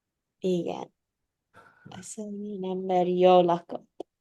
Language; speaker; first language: Hungarian; non-native, learner; English